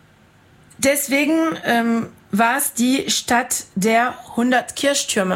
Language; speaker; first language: German; non-native, fluent; French